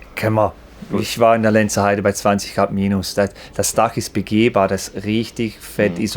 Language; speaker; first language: German; native; German